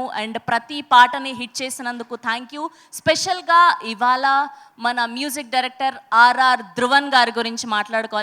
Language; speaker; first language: Telugu; native; Telugu